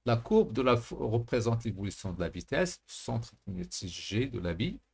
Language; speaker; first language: French; non-native, local second language; Arabic